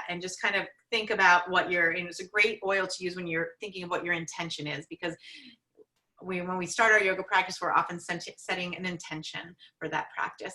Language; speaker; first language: English; native; English